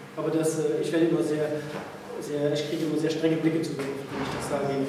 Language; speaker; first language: German; non-native, local second language; Luxembourgish